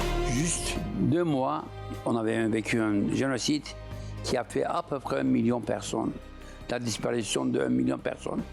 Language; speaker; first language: French; non-native, fluent; Turkish